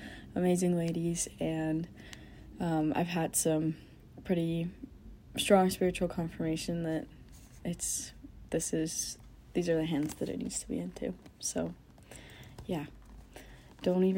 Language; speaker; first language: English; native; English